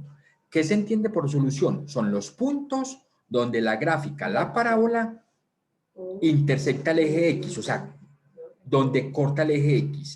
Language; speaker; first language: Spanish; native; Spanish